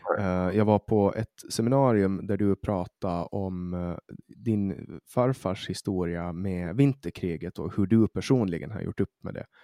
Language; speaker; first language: Swedish; native; Swedish